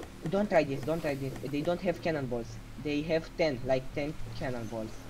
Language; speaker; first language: English; non-native, fluent; Romanian